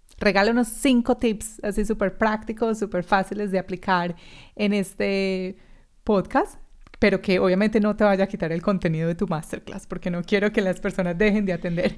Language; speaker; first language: Spanish; native; Spanish